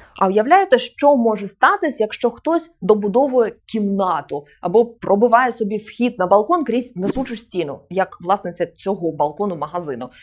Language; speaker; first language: Ukrainian; native; Ukrainian